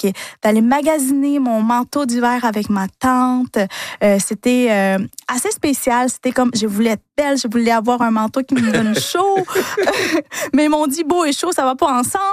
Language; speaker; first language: French; early bilingual, other home language; Spanish